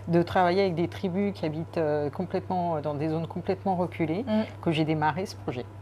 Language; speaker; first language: French; early bilingual, other home language; Spanish